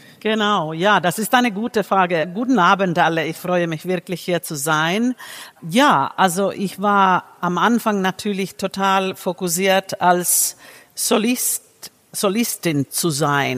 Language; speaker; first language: German; non-native, fluent; Finnish